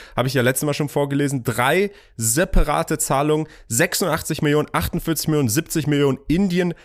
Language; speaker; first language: German; early bilingual, other home language; Persian